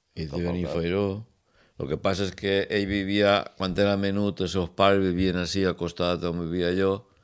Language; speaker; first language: Spanish; non-native, local second language; Catalan